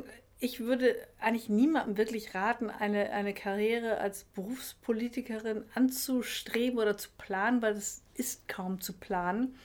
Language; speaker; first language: German; native; German